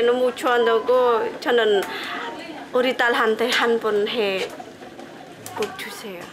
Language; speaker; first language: Korean; non-native, learner; Khmer